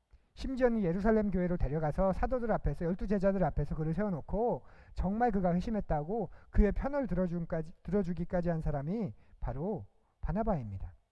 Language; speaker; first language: Korean; native; Korean